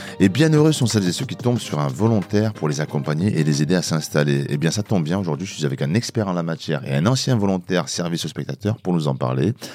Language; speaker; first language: French; native; French